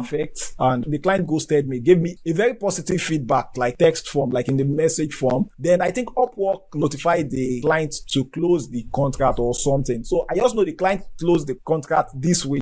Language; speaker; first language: English; non-native, local second language; Yoruba